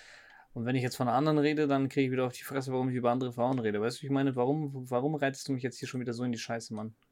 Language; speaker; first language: German; native; German